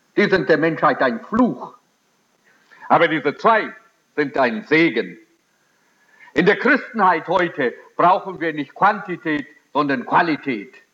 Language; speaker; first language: German; early bilingual, heritage; German